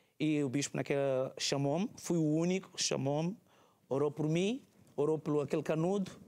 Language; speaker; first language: Portuguese; native; Portuguese